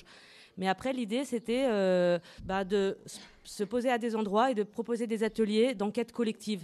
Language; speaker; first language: French; native; French